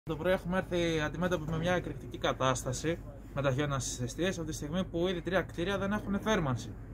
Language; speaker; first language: Greek; native; Greek